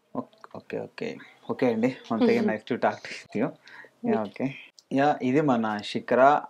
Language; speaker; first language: Telugu; native; Telugu